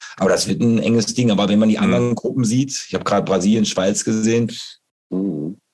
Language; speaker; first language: German; native; German